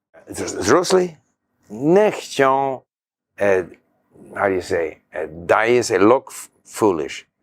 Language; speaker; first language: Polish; non-native, learner; English